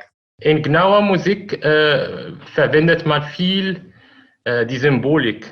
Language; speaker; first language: German; non-native, fluent; Arabic